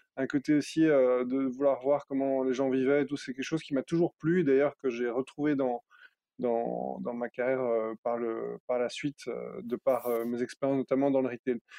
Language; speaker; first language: French; native; French